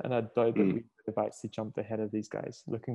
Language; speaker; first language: English; native; English